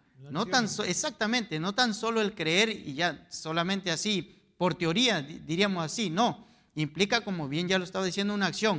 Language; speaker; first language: Spanish; native; Spanish